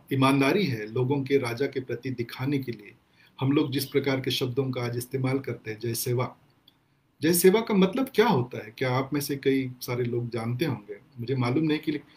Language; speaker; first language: Hindi; non-native, local second language; Gondi